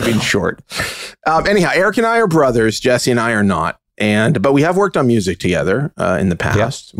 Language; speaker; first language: English; native; English